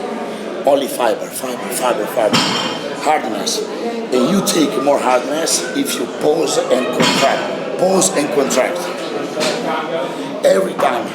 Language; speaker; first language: English; non-native, learner; Italian